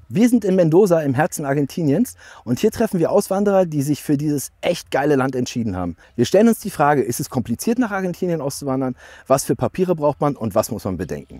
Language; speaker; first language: German; native; German